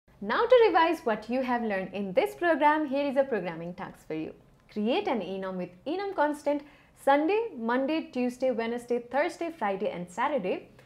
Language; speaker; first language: English; non-native, local second language; Nepali